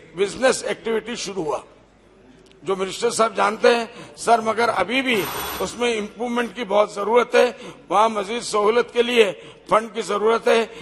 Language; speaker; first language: Hindi; non-native, local second language; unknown